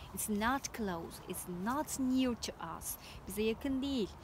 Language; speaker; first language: English; non-native, fluent; Turkish